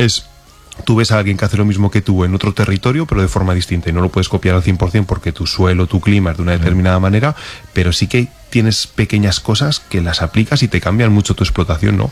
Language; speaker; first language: Spanish; native; Spanish